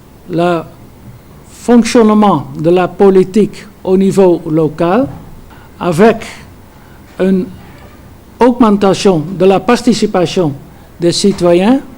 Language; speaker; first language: French; non-native, fluent; Dutch